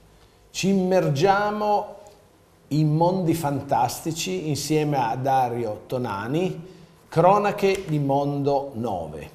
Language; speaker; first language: Italian; native; Italian